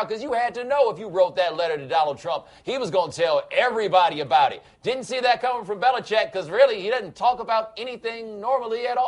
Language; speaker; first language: English; native; English